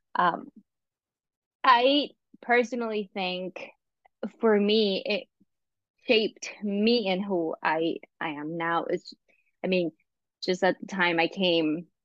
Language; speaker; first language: English; non-native, fluent; Spanish